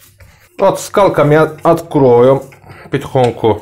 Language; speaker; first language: Russian; non-native, learner; Turkish